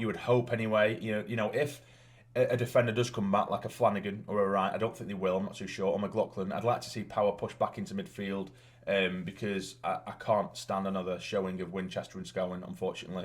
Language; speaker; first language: English; native; English